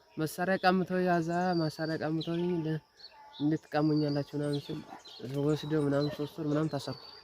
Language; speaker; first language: Amharic; non-native, local second language; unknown